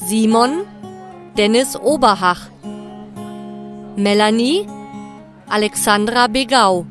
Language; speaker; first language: German; native; German